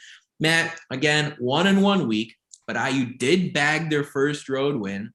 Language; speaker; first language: English; native; English